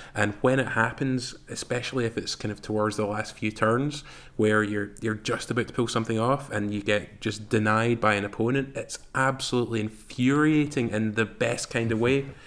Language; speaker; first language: English; native; English